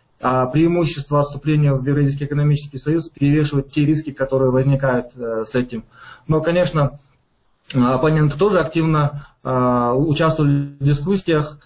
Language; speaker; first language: Russian; non-native, local second language; Kyrgyz